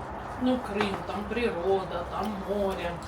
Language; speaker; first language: Russian; native; Russian